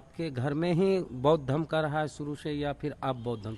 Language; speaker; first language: Hindi; native; Hindi